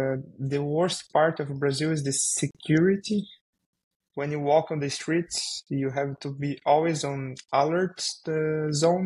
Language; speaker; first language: English; non-native, fluent; Portuguese